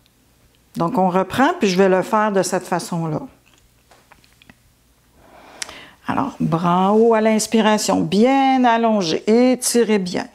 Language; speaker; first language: French; native; French